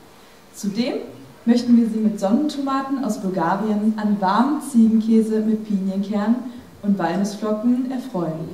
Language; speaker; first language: German; native; German